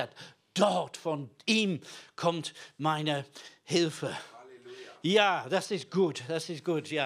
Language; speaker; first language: German; non-native, fluent; English